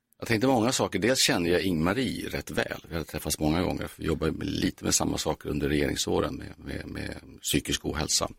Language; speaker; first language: Swedish; native; Swedish